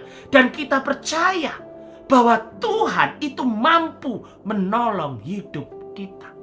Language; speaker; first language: Indonesian; native; Indonesian